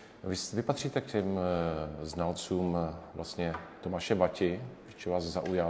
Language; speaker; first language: Czech; native; Czech